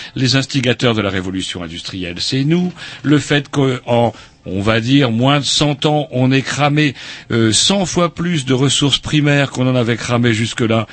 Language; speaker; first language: French; native; French